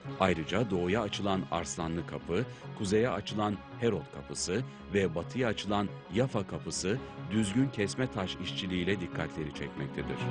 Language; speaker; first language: Turkish; native; Turkish